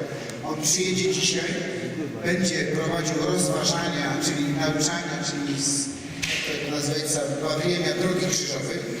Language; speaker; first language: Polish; non-native, fluent; Russian